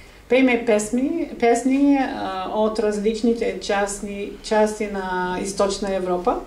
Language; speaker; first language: Bulgarian; non-native, fluent; English